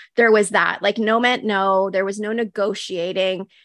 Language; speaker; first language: English; native; English